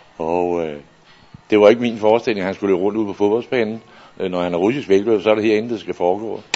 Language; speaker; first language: Danish; native; Danish